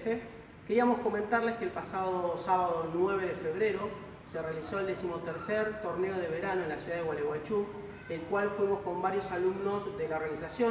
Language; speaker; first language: Spanish; native; Spanish